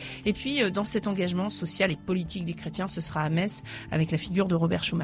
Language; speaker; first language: French; native; French